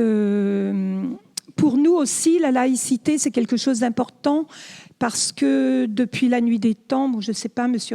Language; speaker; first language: French; native; French